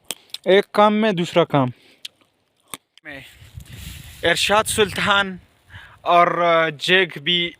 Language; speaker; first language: Hindi; non-native, local second language; Pashto